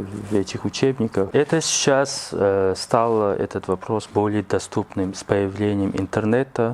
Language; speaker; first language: Russian; non-native, local second language; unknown